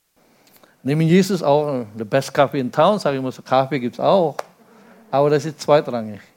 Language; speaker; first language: German; non-native, fluent; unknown